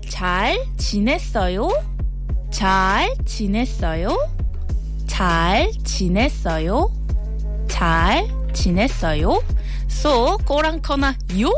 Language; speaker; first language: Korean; non-native, learner; Malay